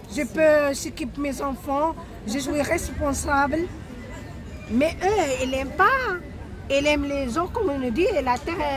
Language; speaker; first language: French; non-native, learner; Arabic